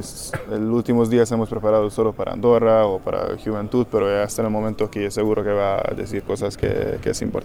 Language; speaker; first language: Spanish; non-native, learner; Hungarian